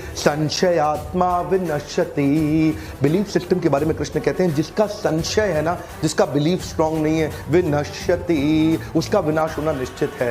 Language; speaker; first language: Hindi; native; Hindi